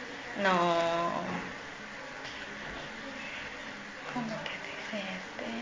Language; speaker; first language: Spanish; non-native, learner; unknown